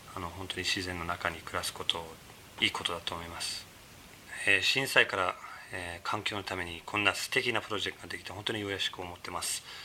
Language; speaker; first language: Japanese; non-native, fluent; English